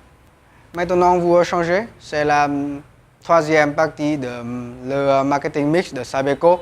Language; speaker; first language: French; non-native, learner; Vietnamese